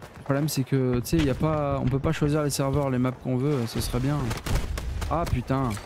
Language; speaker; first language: French; native; French